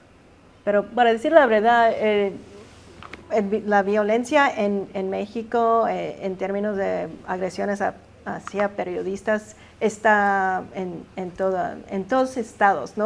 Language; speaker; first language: Spanish; early bilingual, heritage; Spanish